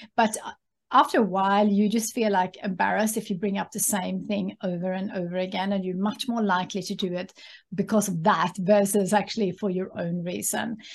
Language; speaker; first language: English; non-native, fluent; Swedish